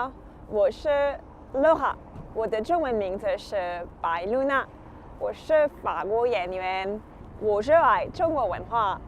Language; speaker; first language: Chinese; non-native, fluent; French